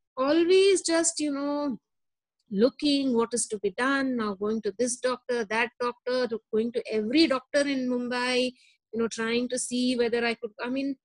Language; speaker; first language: English; non-native, local second language; Hindi